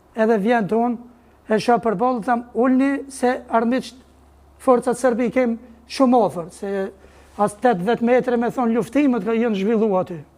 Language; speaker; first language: Albanian; native; Albanian